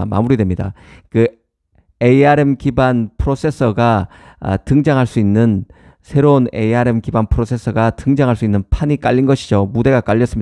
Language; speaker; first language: Korean; native; Korean